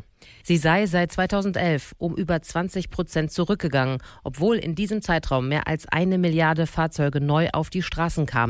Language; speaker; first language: German; native; German